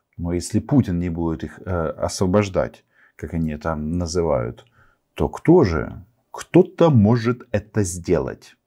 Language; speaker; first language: Russian; non-native, local second language; Ukrainian